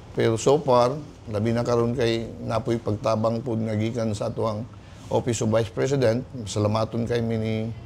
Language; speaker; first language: Cebuano; native; Cebuano